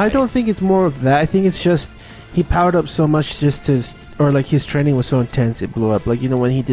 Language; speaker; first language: English; native; English